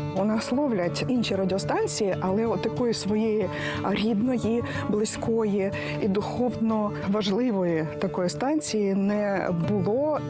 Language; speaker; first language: Ukrainian; native; Ukrainian